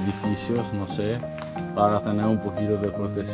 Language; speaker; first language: Spanish; non-native, learner; Italian